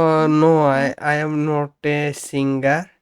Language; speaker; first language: English; non-native, learner; Bangla